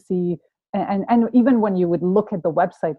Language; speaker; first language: English; non-native, fluent; Persian